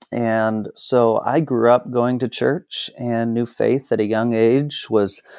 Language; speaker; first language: English; native; English